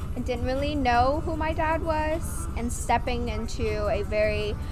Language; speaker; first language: English; non-native, fluent; Vietnamese